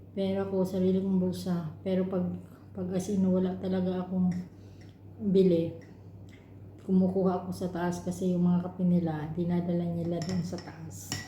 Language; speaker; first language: Filipino; non-native, local second language; Cebuano